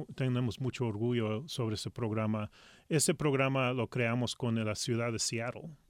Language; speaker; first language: Spanish; early bilingual, heritage; Spanish